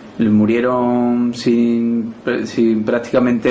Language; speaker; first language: Spanish; native; Spanish